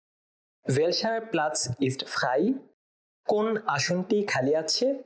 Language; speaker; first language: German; non-native, fluent; Bangla